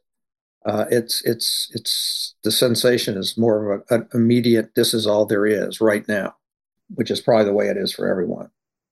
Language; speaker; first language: English; native; English